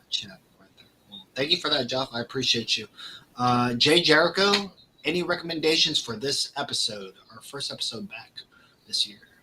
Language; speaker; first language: English; native; English